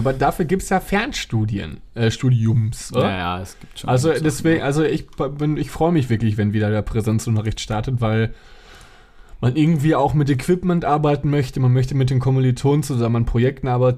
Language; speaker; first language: German; native; German